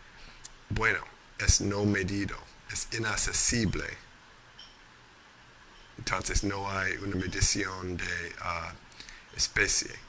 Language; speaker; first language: Spanish; non-native, fluent; English